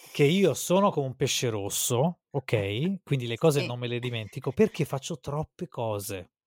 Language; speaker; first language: Italian; native; Italian